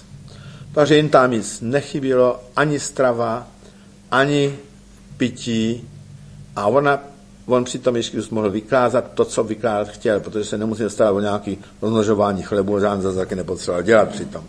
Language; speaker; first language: Czech; native; Czech